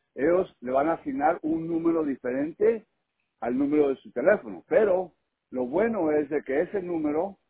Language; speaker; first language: Spanish; early bilingual, heritage; Spanish